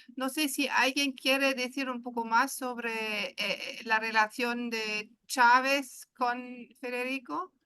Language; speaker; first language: Spanish; non-native, fluent; German